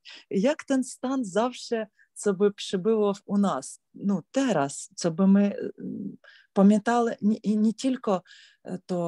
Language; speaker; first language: Polish; non-native, learner; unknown